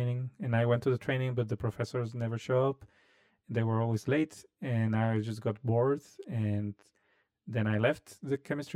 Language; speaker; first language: English; non-native, fluent; Spanish